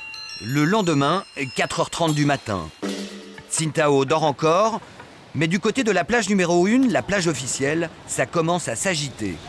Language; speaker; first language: French; native; French